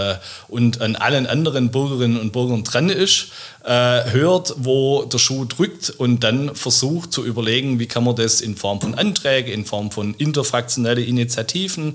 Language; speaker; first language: German; native; German